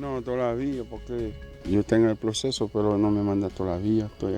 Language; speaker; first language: Spanish; non-native, learner; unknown